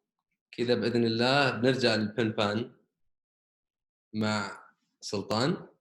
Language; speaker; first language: Arabic; native; Arabic